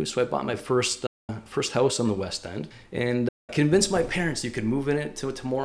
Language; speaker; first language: English; native; English